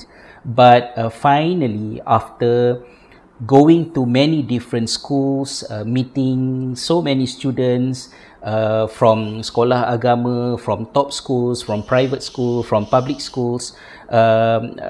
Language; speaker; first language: English; non-native, local second language; Malay